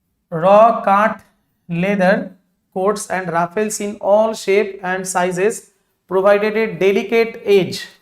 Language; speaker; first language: English; non-native, local second language; Bangla